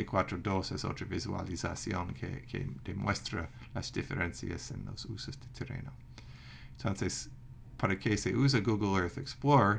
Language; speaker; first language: Spanish; non-native, fluent; English